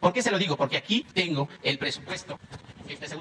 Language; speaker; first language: Spanish; native; Spanish